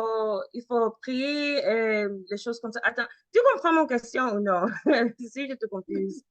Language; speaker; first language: French; early bilingual, heritage; French